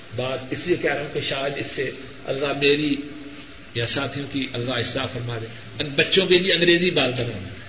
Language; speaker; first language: Urdu; non-native, local second language; Punjabi